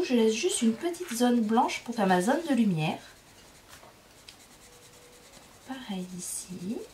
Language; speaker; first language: French; native; French